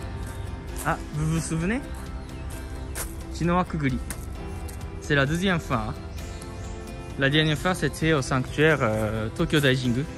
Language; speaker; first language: French; non-native, fluent; Japanese